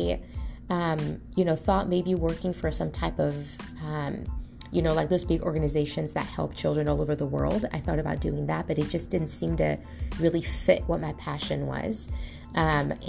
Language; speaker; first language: English; non-native, fluent; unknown